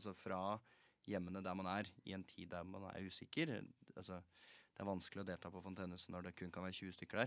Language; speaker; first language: Norwegian; native; Norwegian